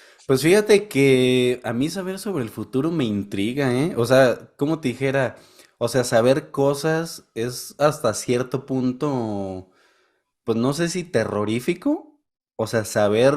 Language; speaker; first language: Spanish; native; Spanish